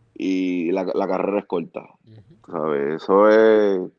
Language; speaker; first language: Spanish; native; Spanish